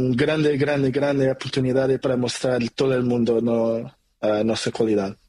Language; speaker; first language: Spanish; non-native, learner; Portuguese